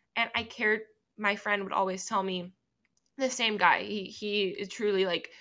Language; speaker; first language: English; early bilingual, other home language; Spanish